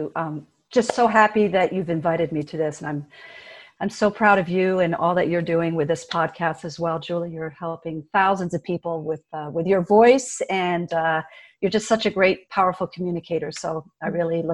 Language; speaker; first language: English; early bilingual, other home language; French